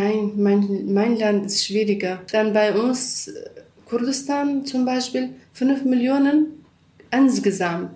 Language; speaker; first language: German; non-native, learner; Central Kurdish